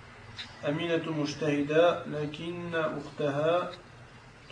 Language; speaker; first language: Arabic; non-native, learner; French